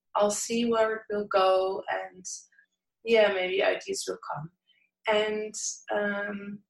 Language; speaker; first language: English; non-native, fluent; Dutch